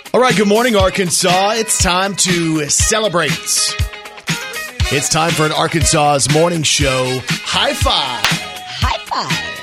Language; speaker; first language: English; native; English